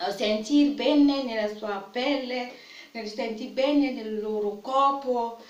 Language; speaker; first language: Italian; non-native, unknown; French